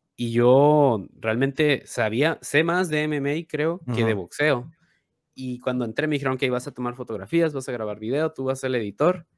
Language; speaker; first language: Spanish; native; Spanish